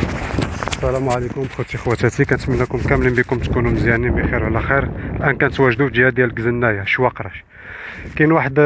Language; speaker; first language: Arabic; native; Arabic